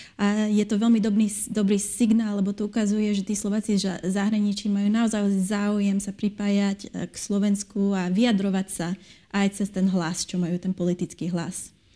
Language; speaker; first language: Slovak; early bilingual, heritage; Slovak